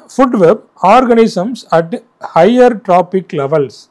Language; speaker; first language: English; non-native, local second language; Tamil